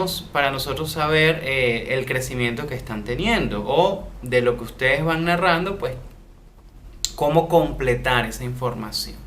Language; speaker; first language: Spanish; native; Spanish